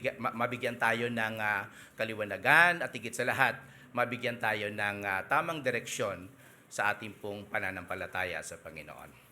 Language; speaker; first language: Filipino; native; Filipino